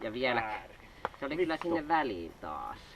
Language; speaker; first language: Finnish; native; Finnish